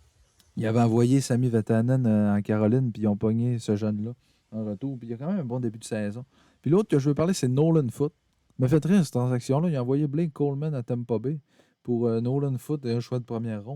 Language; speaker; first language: French; native; French